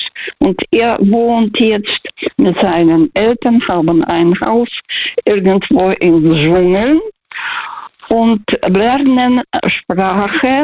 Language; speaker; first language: German; non-native, fluent; Russian